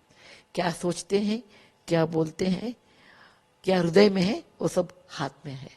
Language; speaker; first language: Hindi; non-native, local second language; Kannada